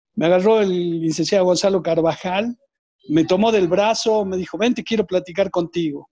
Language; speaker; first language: Spanish; native; Spanish